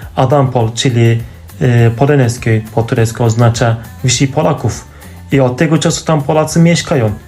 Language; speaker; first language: Polish; non-native, fluent; Turkish